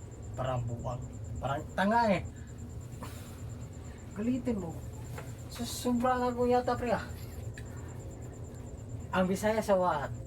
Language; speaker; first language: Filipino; non-native, local second language; Cebuano